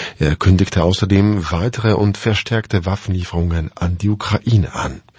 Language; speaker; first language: German; non-native, fluent; Polish